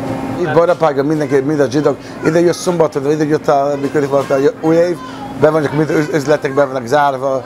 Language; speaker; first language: Hungarian; early bilingual, heritage; Hungarian